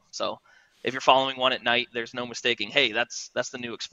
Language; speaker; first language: English; native; English